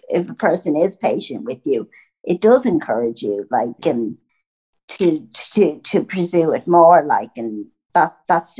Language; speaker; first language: English; native; English